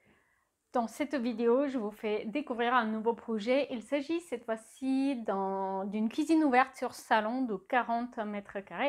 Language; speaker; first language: French; native; French